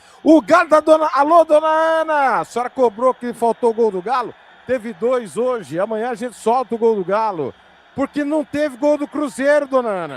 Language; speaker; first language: Portuguese; native; Portuguese